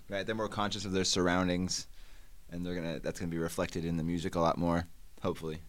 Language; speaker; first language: English; native; English